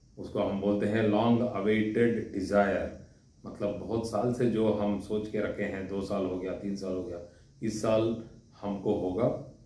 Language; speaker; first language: Hindi; non-native, local second language; Kannada